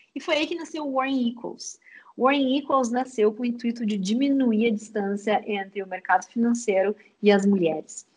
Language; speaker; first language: Portuguese; native; Portuguese